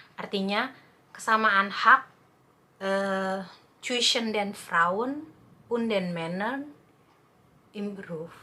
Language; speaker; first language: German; non-native, fluent; Indonesian